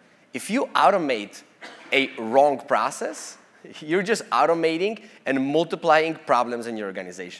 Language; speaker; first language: English; non-native, fluent; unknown